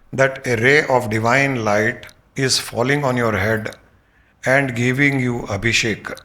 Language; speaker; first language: English; non-native, local second language; Hindi